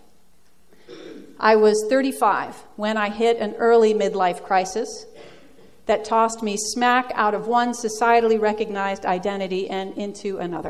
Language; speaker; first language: English; early bilingual, other home language; Dutch